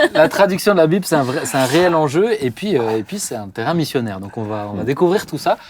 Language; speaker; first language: French; native; French